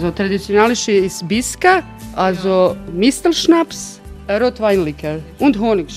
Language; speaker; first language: German; non-native, learner; Croatian